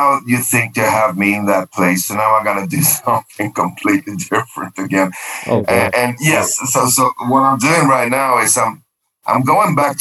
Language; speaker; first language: English; non-native, fluent; Swedish